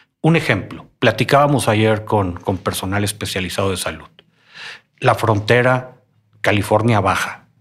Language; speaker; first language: Spanish; native; Spanish